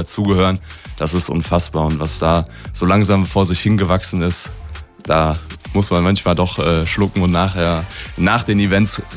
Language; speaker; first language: German; native; German